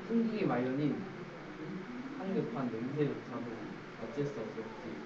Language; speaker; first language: Korean; native; Korean